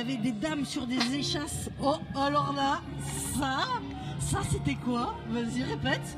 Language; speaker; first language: French; native; French